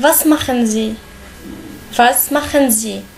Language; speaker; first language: German; non-native, learner; Arabic